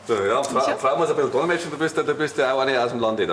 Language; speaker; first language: German; native; German